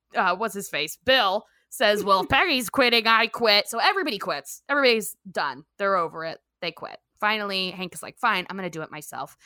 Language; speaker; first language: English; native; English